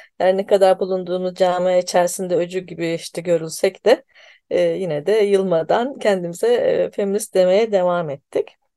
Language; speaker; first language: Turkish; native; Turkish